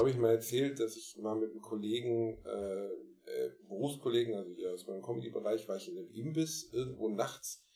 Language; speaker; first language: German; native; German